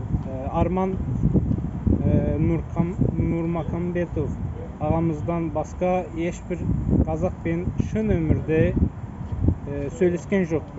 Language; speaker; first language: Kazakh; non-native, fluent; Azerbaijani